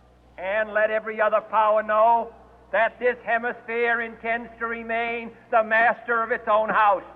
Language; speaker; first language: English; native; English